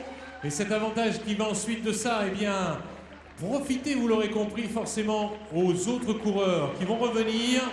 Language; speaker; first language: French; native; French